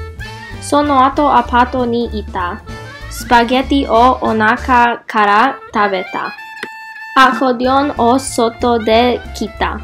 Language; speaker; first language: Japanese; non-native, learner; English